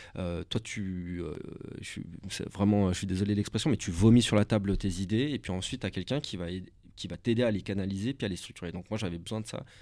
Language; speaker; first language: French; native; French